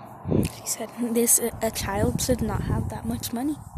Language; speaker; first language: English; early bilingual, other home language; Spanish